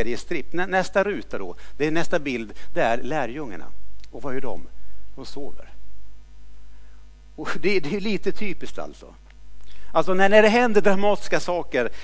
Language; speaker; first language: Swedish; native; Swedish